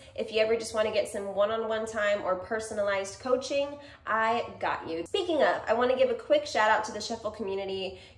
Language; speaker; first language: English; native; English